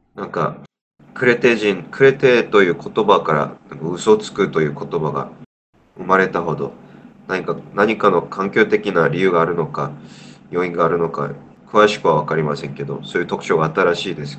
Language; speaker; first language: Japanese; non-native, fluent; Korean